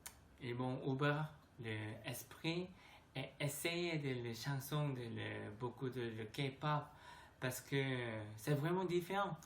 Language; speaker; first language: French; non-native, learner; Korean